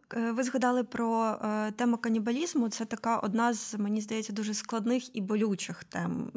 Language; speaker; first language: Ukrainian; native; Ukrainian